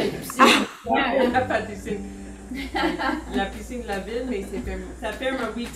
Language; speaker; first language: French; non-native, fluent; English